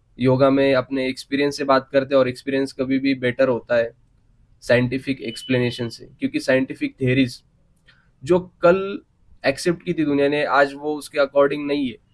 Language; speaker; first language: Hindi; non-native, local second language; Marathi